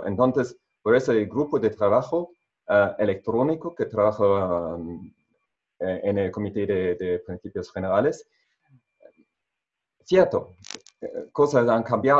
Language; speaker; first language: Spanish; non-native, fluent; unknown